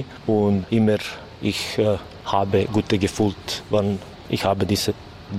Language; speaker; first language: German; non-native, learner; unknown